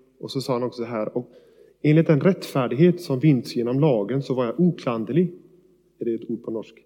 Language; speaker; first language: Swedish; native; Swedish